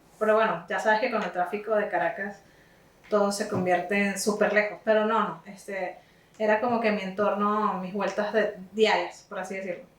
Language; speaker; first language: Spanish; native; Spanish